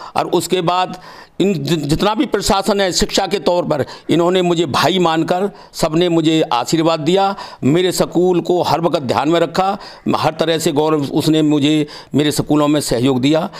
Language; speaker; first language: Hindi; native; Hindi